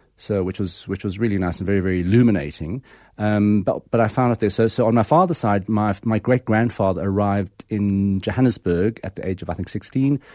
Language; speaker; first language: English; native; English